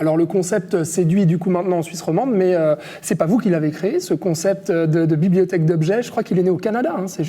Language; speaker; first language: French; native; French